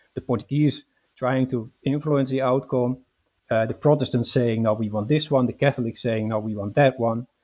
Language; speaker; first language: English; non-native, fluent; Dutch